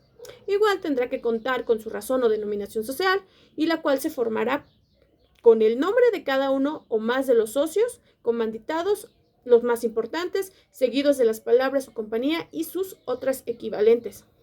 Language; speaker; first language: Spanish; native; Spanish